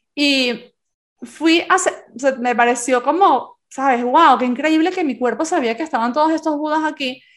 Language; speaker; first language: Spanish; native; Spanish